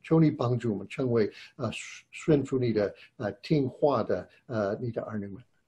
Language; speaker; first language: Chinese; non-native, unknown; English